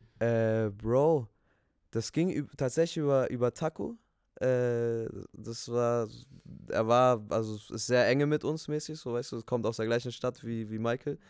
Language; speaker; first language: German; early bilingual, other home language; Spanish